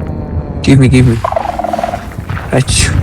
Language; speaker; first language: English; non-native, learner; Mongolian